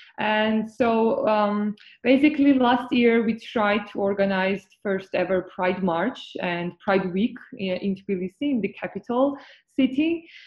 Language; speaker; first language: English; non-native, fluent; Georgian